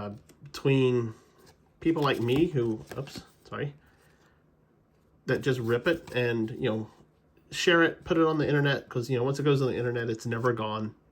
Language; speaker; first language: English; native; English